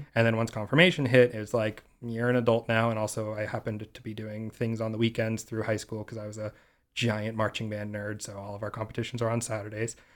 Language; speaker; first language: English; native; English